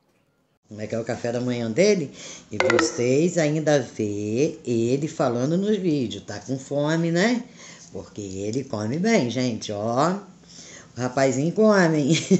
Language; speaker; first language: Portuguese; native; Portuguese